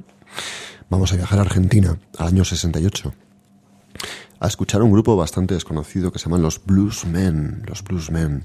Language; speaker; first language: Spanish; native; Spanish